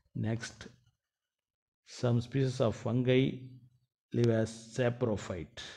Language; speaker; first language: English; non-native, local second language; Tamil